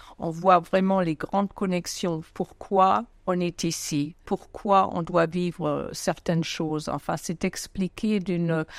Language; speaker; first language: French; non-native, fluent; German